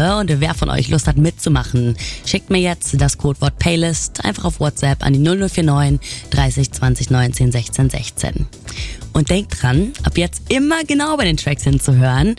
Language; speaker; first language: German; native; German